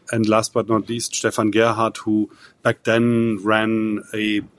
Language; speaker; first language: English; non-native, fluent; German